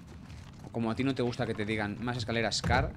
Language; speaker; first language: Spanish; native; Spanish